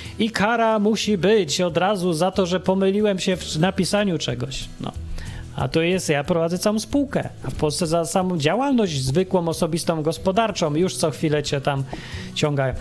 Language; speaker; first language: Polish; native; Polish